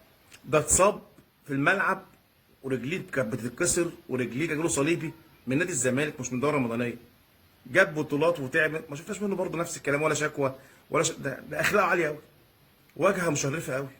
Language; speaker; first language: Arabic; native; Arabic